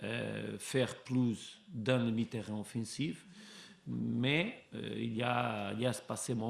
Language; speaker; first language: French; non-native, learner; Portuguese